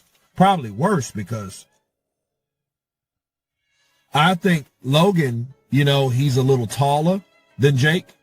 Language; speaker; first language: English; native; English